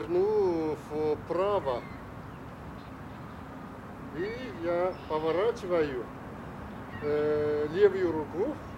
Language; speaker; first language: Russian; non-native, learner; Chinese